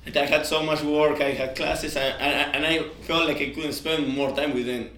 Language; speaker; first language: English; non-native, fluent; Spanish